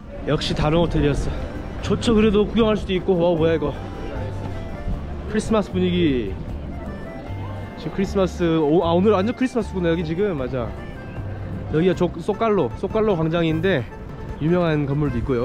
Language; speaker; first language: Korean; native; Korean